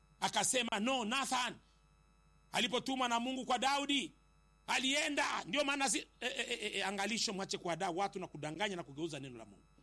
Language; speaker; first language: Swahili; native; Swahili